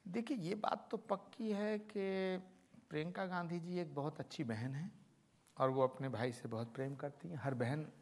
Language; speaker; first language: Hindi; native; Hindi